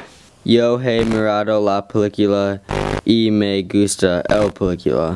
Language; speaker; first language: Spanish; non-native, learner; English